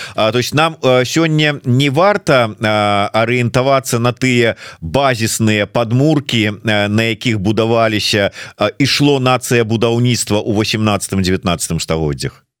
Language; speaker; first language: Belarusian; native; Belarusian